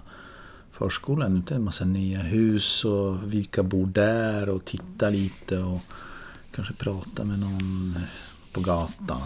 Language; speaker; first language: Swedish; non-native, fluent; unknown